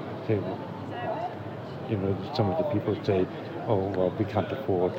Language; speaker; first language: English; native; English